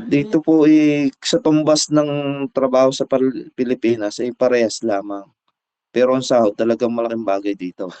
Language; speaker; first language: Filipino; native; Filipino